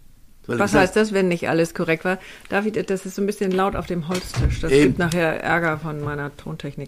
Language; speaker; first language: German; native; German